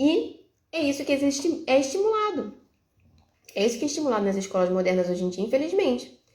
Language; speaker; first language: Portuguese; native; Portuguese